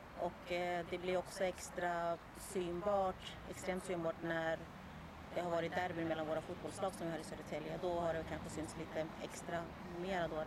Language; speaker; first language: Swedish; early bilingual, other home language; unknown